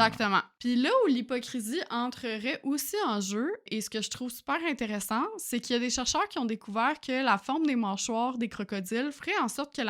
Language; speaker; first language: French; native; French